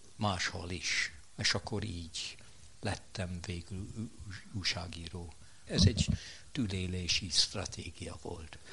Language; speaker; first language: Hungarian; non-native, fluent; English